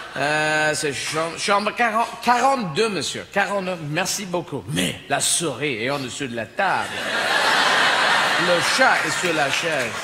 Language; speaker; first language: French; non-native, fluent; English